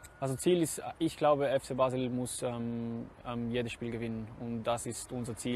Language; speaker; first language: German; non-native, learner; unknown